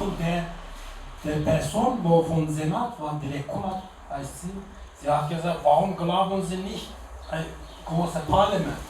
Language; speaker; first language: German; non-native, learner; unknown